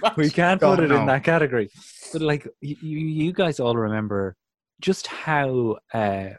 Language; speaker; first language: English; native; English